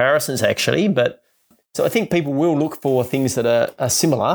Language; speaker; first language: English; native; English